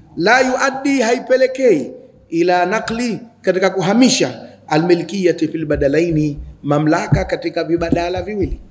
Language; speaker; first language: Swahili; native; Swahili